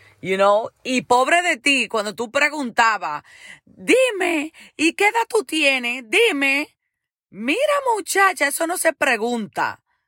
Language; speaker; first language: Spanish; early bilingual, heritage; Spanish